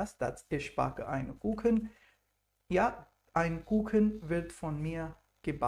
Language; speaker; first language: German; non-native, fluent; English